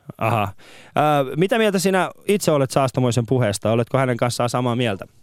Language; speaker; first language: Finnish; non-native, fluent; Persian